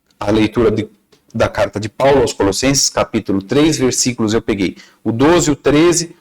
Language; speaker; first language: Portuguese; native; Portuguese